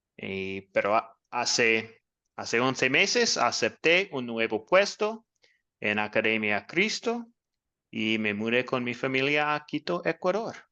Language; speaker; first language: Spanish; non-native, learner; English